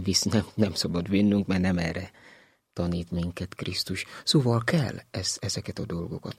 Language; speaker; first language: Hungarian; non-native, learner; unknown